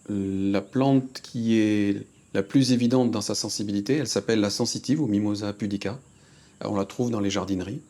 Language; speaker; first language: French; native; French